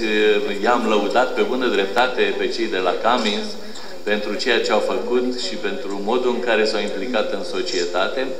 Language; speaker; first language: Romanian; native; Romanian